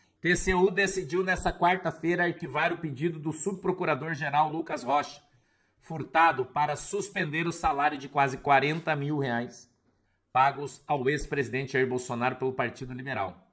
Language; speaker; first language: Portuguese; native; Portuguese